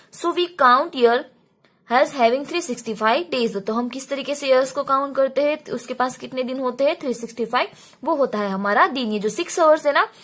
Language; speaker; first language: Hindi; non-native, local second language; Gujarati